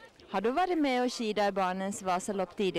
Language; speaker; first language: Swedish; native; Swedish